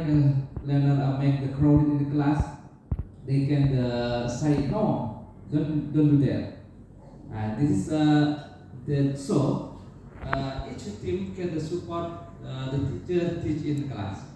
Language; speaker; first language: English; non-native, learner; Indonesian